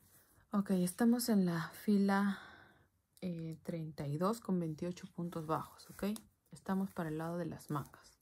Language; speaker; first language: Spanish; native; Spanish